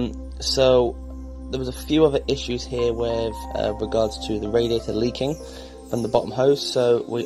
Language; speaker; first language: English; native; English